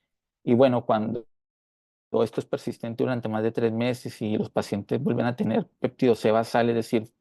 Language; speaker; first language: Spanish; native; Spanish